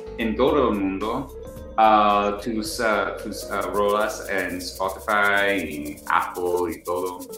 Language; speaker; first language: Spanish; non-native, learner; English